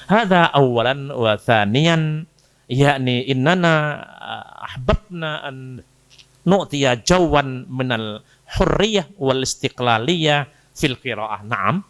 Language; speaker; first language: Arabic; non-native, fluent; Indonesian